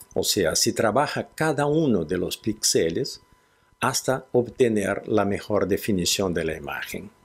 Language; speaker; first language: Spanish; non-native, fluent; Portuguese